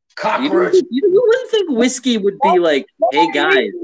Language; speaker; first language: English; native; English